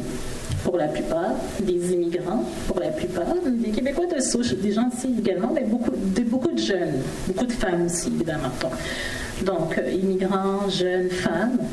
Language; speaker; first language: French; native; French